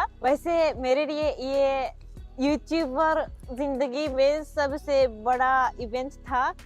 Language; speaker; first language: Hindi; non-native, fluent; Japanese